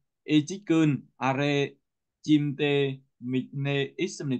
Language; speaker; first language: Korean; non-native, learner; Vietnamese